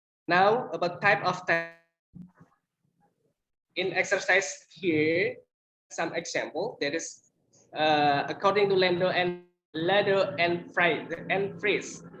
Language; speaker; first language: English; non-native, learner; Indonesian